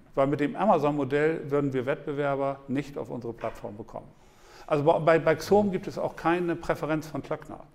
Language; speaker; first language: German; native; German